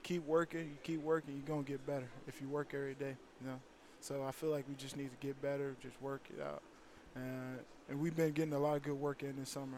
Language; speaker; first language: English; native; English